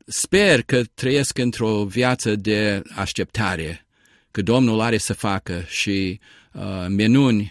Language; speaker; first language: Romanian; early bilingual, heritage; Romanian